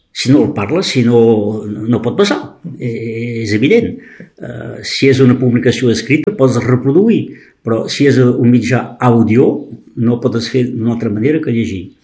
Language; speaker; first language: Catalan; native; Catalan